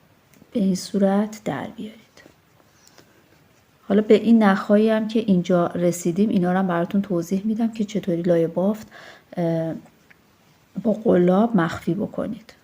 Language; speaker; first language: Persian; native; Persian